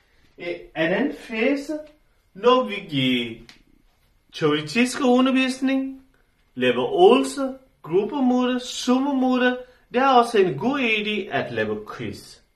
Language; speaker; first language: Danish; non-native, learner; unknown